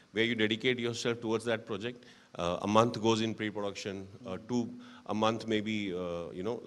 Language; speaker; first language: Hindi; native; Hindi